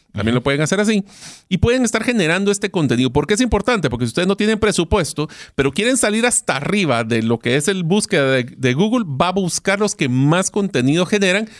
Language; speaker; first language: Spanish; native; Spanish